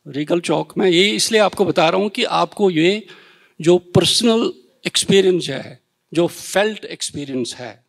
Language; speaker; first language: Hindi; native; Hindi